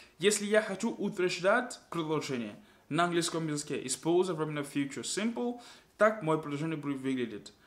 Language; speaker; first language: Russian; non-native, fluent; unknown